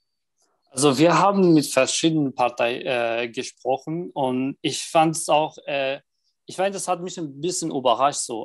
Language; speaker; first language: German; non-native, fluent; Arabic